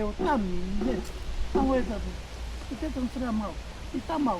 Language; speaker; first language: Russian; non-native, learner; Bulgarian